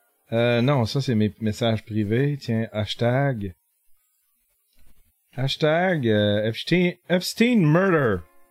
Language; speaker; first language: French; native; French